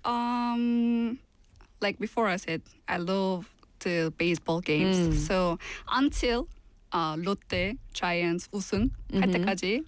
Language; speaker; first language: English; non-native, fluent; Turkish